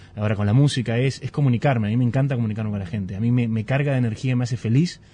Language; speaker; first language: Spanish; native; Spanish